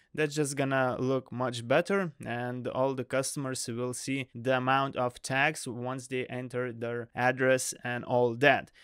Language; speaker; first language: English; non-native, fluent; Lithuanian